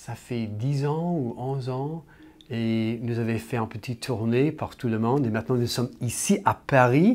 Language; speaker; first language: French; non-native, learner; English